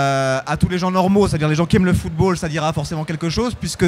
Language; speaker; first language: French; native; French